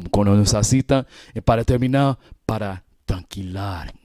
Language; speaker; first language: Spanish; non-native, learner; English